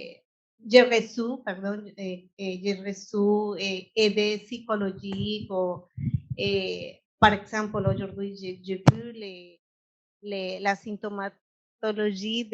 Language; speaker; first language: French; non-native, learner; Spanish